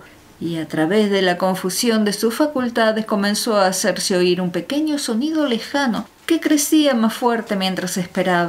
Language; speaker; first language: Spanish; native; Spanish